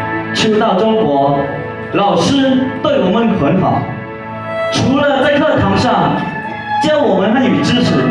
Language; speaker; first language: Chinese; non-native, learner; Lao